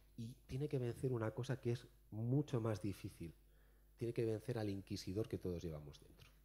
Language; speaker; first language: Spanish; native; Spanish